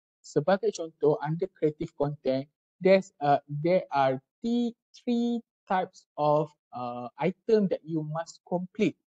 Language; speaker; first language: English; non-native, local second language; Malay